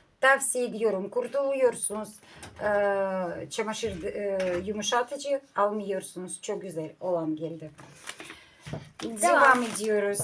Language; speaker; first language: Turkish; non-native, learner; Russian